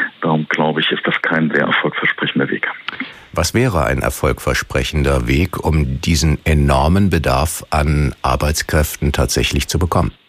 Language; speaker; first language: German; native; German